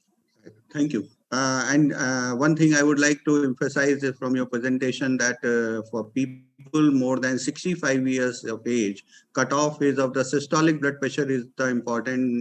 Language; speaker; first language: English; non-native, local second language; Hindi